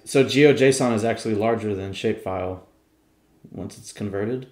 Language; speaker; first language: English; native; English